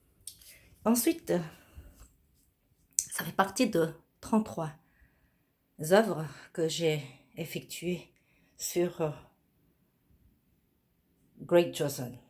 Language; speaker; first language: French; non-native, fluent; Korean